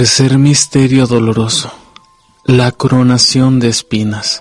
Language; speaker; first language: Spanish; native; Spanish